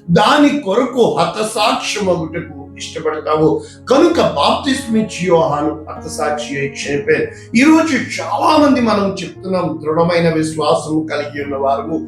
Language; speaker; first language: Telugu; native; Telugu